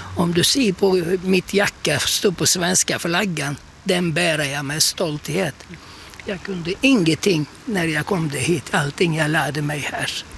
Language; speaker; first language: Swedish; non-native, fluent; Turkish